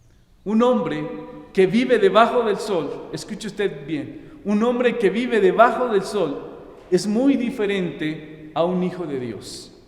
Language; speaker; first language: Spanish; native; Spanish